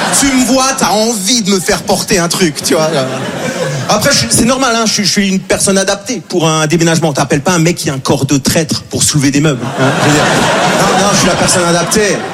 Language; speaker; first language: French; native; French